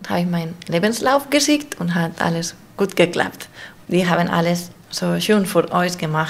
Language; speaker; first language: German; non-native, learner; Spanish